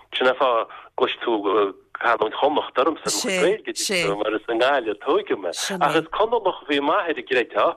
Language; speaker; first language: Irish; non-native, local second language; English